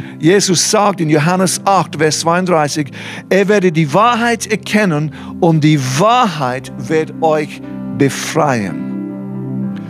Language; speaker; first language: German; non-native, fluent; English